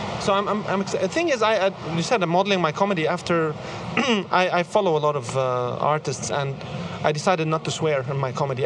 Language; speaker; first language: English; non-native, fluent; Arabic